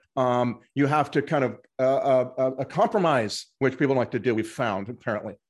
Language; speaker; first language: English; native; English